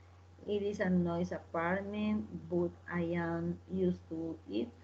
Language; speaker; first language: English; non-native, learner; Spanish